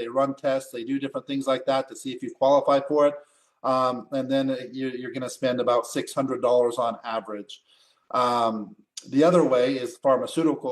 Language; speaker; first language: English; native; English